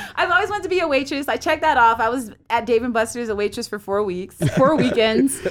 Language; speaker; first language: English; native; English